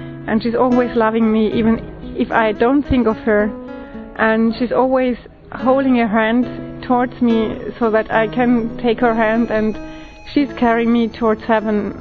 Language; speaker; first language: English; non-native, fluent; German